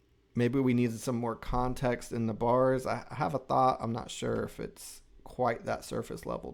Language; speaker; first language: English; native; English